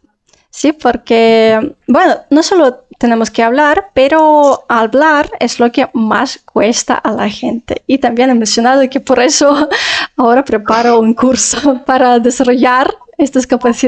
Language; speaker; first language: Spanish; non-native, fluent; Russian